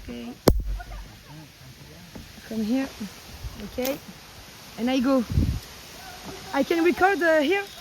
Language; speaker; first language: English; non-native, learner; French